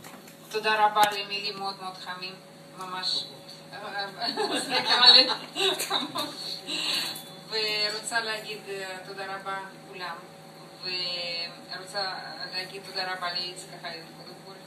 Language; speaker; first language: Hebrew; non-native, learner; Russian